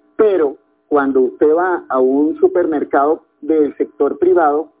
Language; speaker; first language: Spanish; native; Spanish